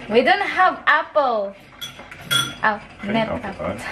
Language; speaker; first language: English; non-native, local second language; Filipino